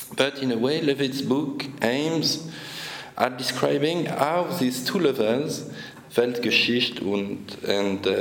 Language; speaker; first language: English; non-native, fluent; French